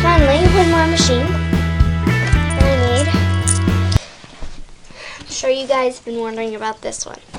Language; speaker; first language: English; native; English